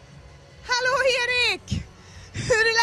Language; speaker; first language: Swedish; native; Swedish